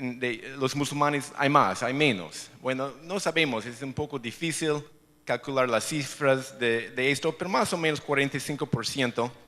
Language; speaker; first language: Spanish; non-native, fluent; English